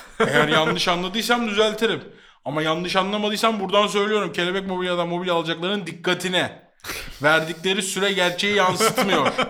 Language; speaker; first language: Turkish; native; Turkish